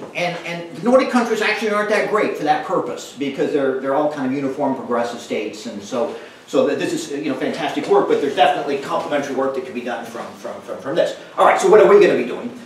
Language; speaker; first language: English; native; English